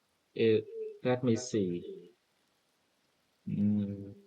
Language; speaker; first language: English; non-native, learner; Vietnamese